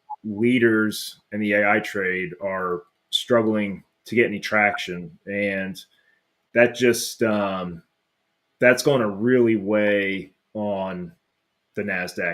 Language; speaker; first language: English; native; English